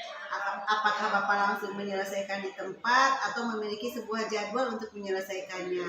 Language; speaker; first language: Indonesian; native; Indonesian